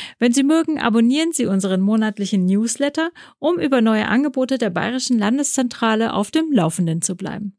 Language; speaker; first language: German; native; German